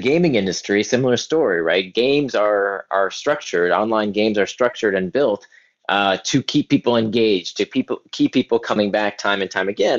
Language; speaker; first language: English; native; English